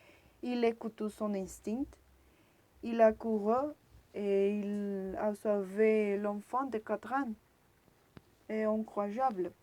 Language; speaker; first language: French; non-native, learner; Spanish